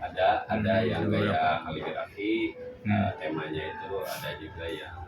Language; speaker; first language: Indonesian; non-native, local second language; Sundanese